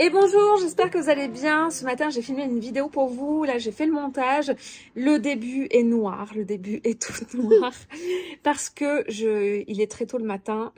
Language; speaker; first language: French; native; French